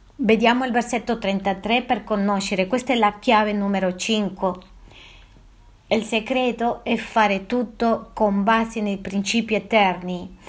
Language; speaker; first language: Italian; non-native, fluent; Spanish